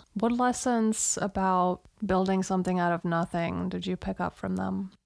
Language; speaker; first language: English; early bilingual, other home language; Romanian